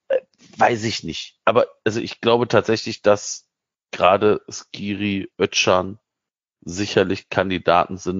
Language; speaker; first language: German; native; German